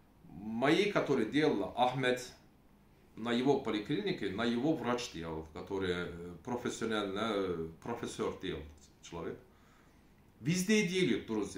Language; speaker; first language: Russian; non-native, learner; Turkish